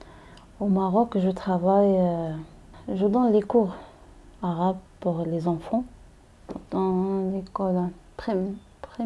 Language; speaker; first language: French; non-native, learner; Arabic